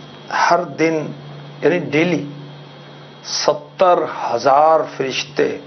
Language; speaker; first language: Urdu; native; Urdu